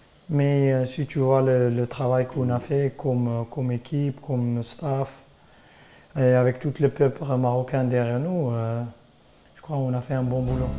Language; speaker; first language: French; non-native, fluent; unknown